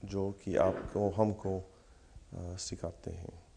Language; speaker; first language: Hindi; non-native, learner; English